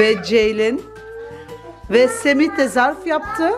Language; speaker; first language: Turkish; early bilingual, heritage; Turkish